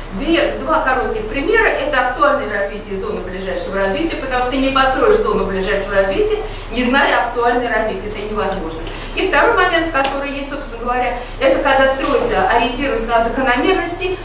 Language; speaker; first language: Russian; native; Russian